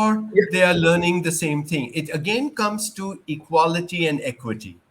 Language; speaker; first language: English; non-native, local second language; Urdu